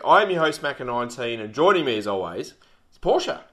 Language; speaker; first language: English; native; English